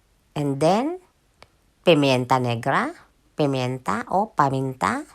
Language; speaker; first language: Spanish; non-native, learner; Filipino